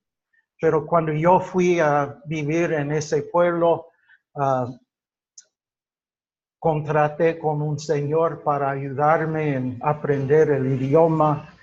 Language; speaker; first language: Spanish; non-native, fluent; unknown